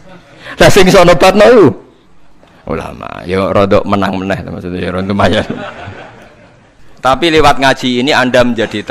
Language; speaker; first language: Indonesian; non-native, local second language; Javanese